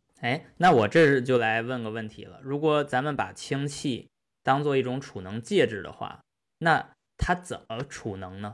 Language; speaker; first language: Chinese; native; Chinese